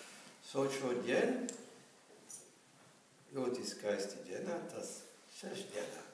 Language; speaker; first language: Latvian; non-native, learner; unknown